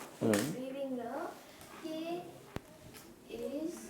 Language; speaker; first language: English; non-native, learner; Korean